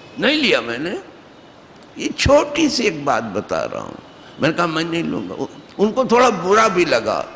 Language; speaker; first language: Urdu; native; Urdu